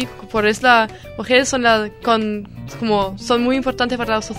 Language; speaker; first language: Spanish; non-native, learner; German